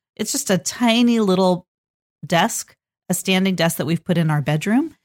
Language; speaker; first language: English; native; English